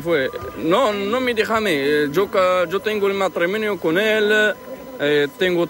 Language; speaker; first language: Spanish; non-native, learner; Arabic